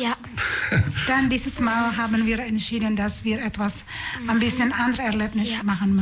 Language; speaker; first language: German; non-native, fluent; Indonesian